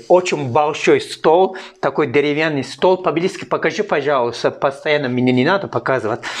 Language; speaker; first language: Russian; non-native, learner; Turkish